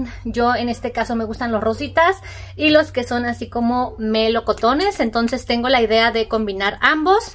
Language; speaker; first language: Spanish; native; Spanish